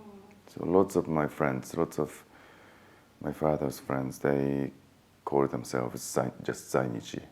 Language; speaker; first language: English; non-native, fluent; Japanese